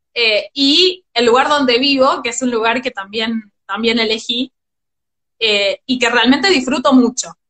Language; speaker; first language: Spanish; native; Spanish